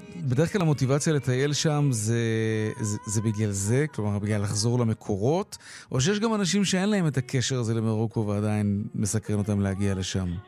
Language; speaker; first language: Hebrew; native; Hebrew